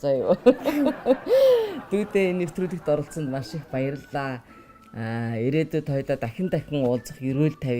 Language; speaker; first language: Mongolian; native; Mongolian